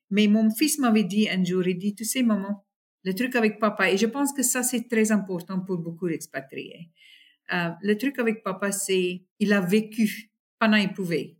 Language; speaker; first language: French; non-native, fluent; English